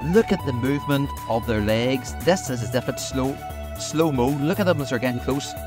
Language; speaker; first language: English; native; English